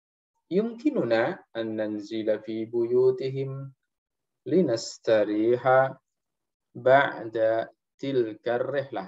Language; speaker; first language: Arabic; non-native, fluent; Indonesian